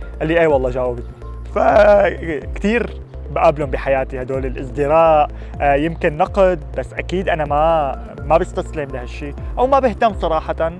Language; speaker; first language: Arabic; native; Arabic